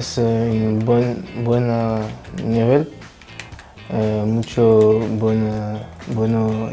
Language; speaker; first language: Spanish; non-native, learner; French